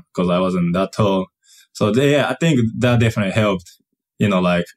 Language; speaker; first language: English; non-native, fluent; Japanese